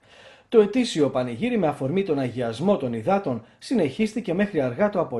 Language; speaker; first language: Greek; native; Greek